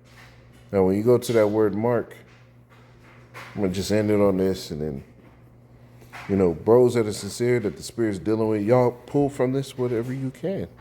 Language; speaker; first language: English; native; English